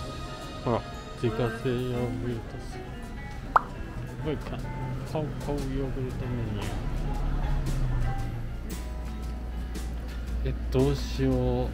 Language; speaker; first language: Japanese; native; Japanese